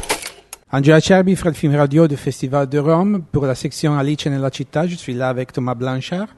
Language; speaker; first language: French; non-native, fluent; Italian